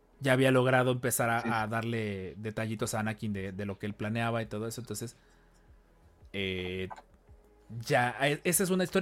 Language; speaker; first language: Spanish; native; Spanish